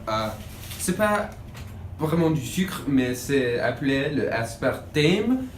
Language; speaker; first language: French; non-native, learner; English